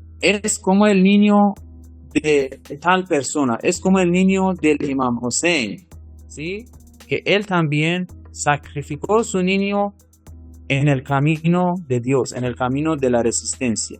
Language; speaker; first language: Spanish; non-native, fluent; Persian